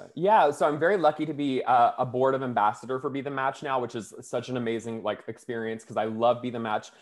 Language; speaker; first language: English; native; English